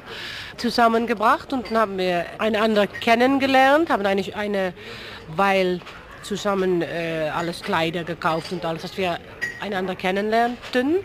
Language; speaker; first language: German; non-native, fluent; Dutch